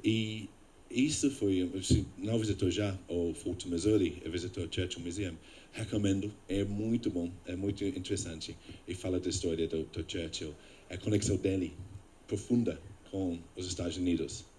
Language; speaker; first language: Portuguese; non-native, fluent; English